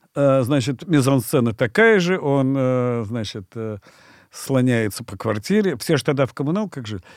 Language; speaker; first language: Russian; native; Russian